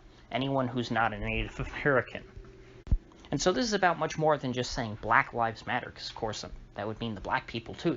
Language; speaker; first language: English; native; English